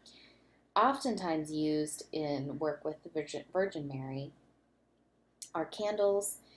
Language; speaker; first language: English; native; English